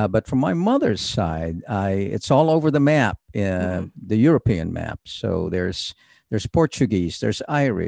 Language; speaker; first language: English; early bilingual, other home language; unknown